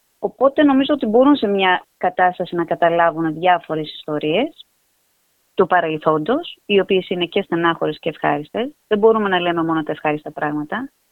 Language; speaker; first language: Greek; native; Greek